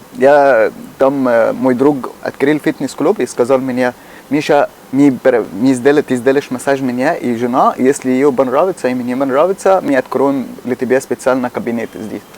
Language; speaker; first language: Russian; non-native, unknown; Arabic